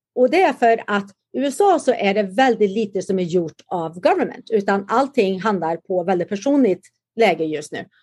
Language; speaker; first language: Swedish; native; Swedish